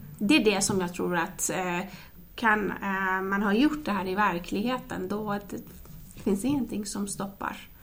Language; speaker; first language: Swedish; non-native, fluent; Persian